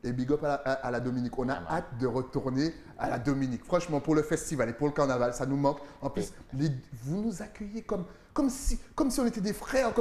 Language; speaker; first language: French; native; French